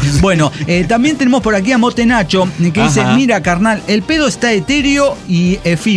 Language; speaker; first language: Spanish; native; Spanish